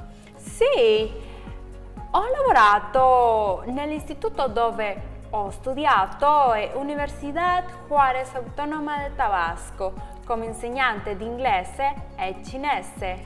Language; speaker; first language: Italian; non-native, learner; Spanish